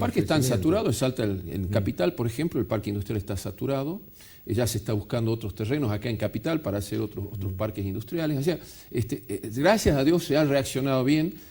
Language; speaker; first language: Spanish; native; Spanish